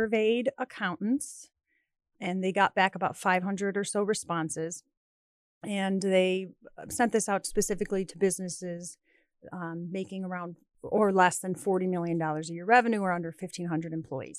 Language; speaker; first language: English; native; English